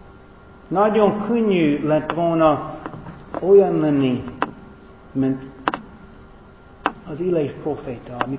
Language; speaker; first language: Hungarian; non-native, fluent; English